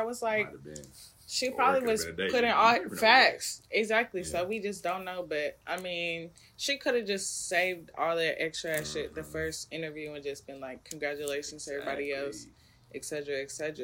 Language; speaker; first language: English; native; English